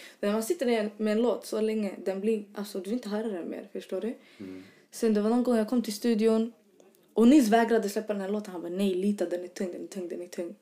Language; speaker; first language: Swedish; early bilingual, other home language; Arabic